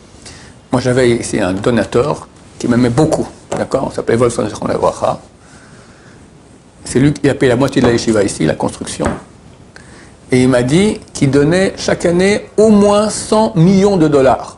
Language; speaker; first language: French; native; French